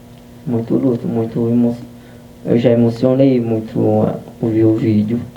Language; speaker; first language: Portuguese; non-native, local second language; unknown